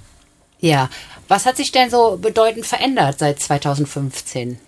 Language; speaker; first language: German; native; German